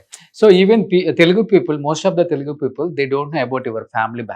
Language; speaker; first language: Telugu; native; Telugu